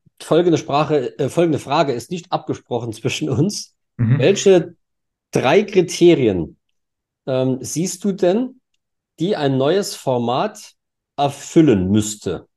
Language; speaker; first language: German; native; German